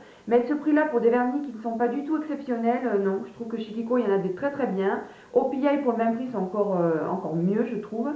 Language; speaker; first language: French; native; French